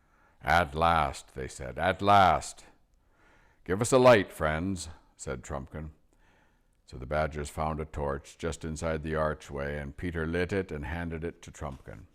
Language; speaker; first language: English; native; English